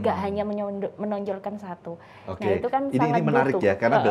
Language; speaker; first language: Indonesian; native; Indonesian